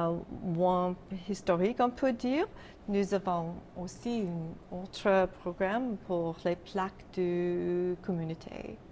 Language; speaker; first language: French; non-native, local second language; English